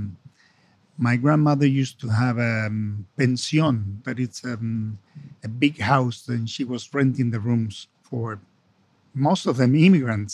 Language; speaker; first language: English; non-native, fluent; Spanish